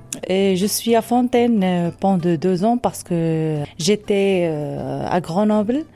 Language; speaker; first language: French; non-native, learner; Arabic